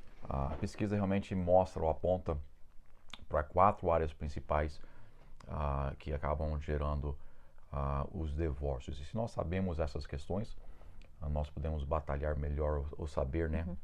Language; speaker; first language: Portuguese; non-native, fluent; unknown